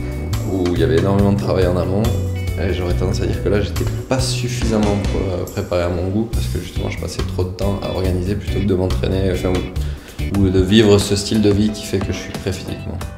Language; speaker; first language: French; native; French